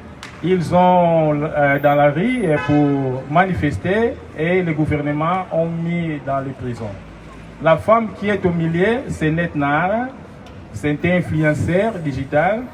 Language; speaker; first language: French; non-native, fluent; Portuguese